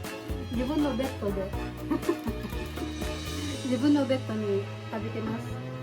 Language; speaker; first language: Japanese; non-native, fluent; Filipino